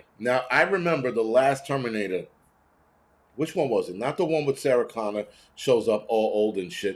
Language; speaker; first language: English; native; English